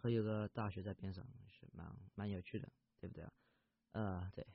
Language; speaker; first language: Chinese; early bilingual, heritage; Chinese